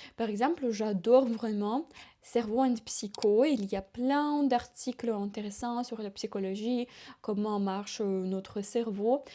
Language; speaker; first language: French; non-native, fluent; Ukrainian